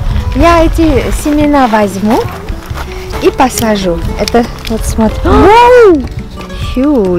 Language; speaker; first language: Russian; non-native, fluent; Armenian